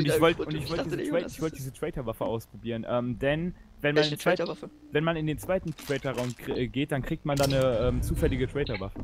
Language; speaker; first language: German; native; German